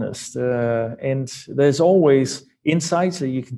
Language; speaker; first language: English; non-native, fluent; Danish